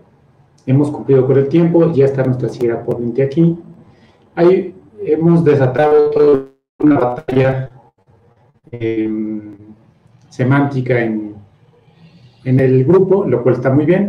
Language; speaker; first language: Spanish; native; Spanish